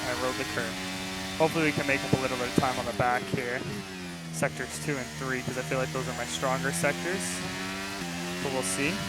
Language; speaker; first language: English; native; English